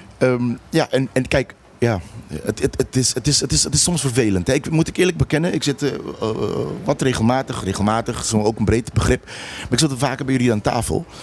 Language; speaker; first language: Dutch; non-native, local second language; Papiamento